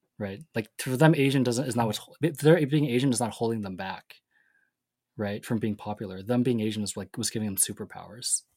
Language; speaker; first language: English; native; English